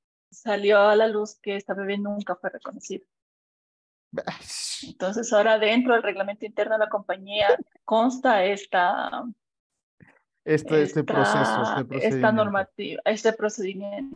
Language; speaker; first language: Spanish; native; Spanish